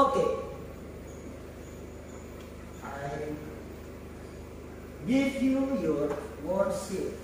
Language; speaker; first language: English; non-native, fluent; Indonesian